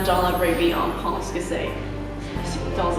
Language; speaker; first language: French; non-native, learner; English